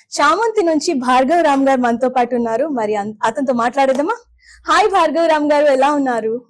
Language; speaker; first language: Telugu; native; Telugu